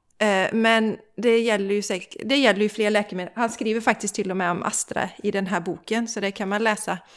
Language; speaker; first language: Swedish; native; Swedish